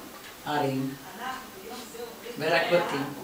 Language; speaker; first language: Hebrew; non-native, fluent; Georgian